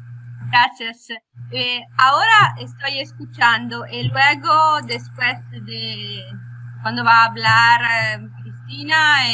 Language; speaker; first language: Spanish; non-native, fluent; Italian